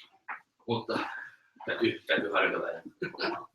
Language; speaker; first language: Finnish; native; Finnish